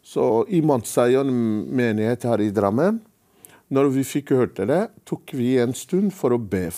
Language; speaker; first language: Norwegian; non-native, fluent; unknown